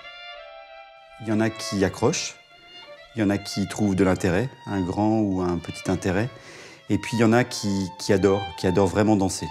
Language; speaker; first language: French; native; French